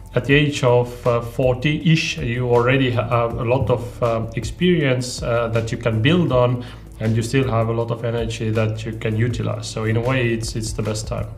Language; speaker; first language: English; non-native, fluent; Estonian